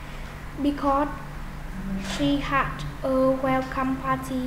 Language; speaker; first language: English; non-native, learner; Vietnamese